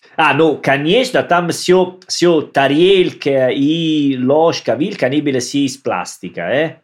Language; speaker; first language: Russian; non-native, learner; Italian